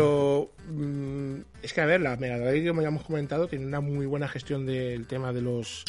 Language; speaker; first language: Spanish; native; Spanish